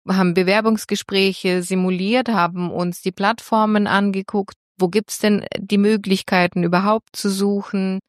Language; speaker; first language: German; non-native, fluent; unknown